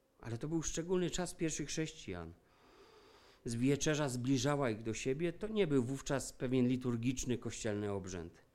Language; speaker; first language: Polish; native; Polish